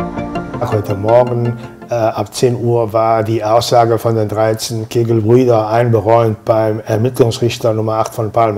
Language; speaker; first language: German; non-native, fluent; Spanish